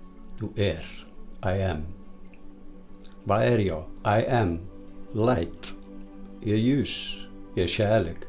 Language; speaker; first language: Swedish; non-native, fluent; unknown